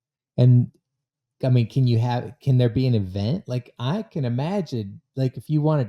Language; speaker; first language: English; native; English